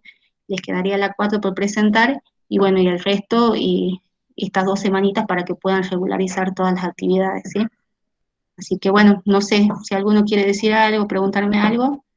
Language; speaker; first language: Spanish; native; Spanish